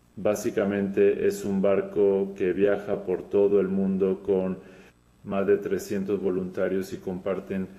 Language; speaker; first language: Spanish; non-native, fluent; Serbian